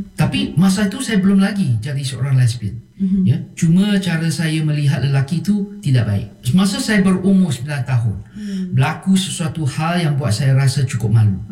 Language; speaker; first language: Malay; non-native, local second language; Chinese